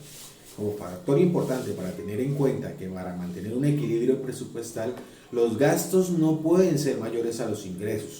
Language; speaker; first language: Spanish; native; Spanish